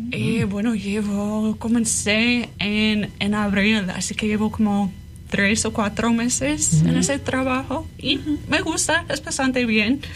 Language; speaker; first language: Spanish; non-native, fluent; English